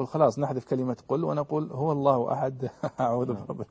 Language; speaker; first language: Arabic; native; Arabic